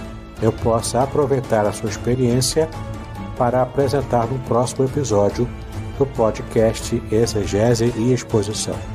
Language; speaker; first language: Portuguese; native; Portuguese